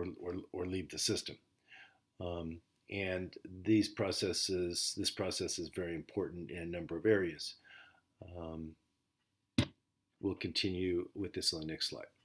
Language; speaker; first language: English; native; English